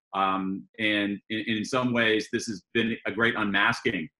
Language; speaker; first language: English; native; English